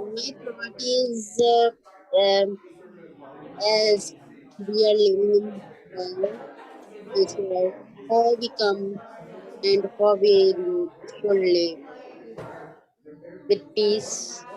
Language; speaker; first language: English; non-native, learner; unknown